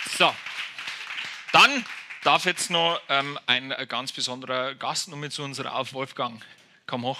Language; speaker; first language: German; native; German